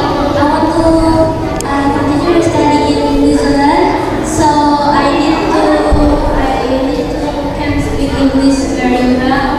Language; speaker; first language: English; non-native, learner; Indonesian